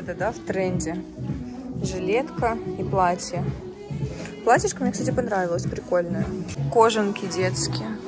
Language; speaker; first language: Russian; native; Russian